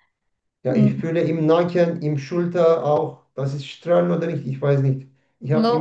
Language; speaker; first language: German; non-native, learner; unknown